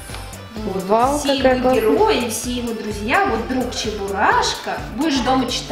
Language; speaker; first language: Russian; native; Russian